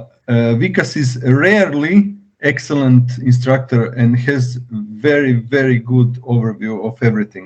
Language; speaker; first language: English; non-native, learner; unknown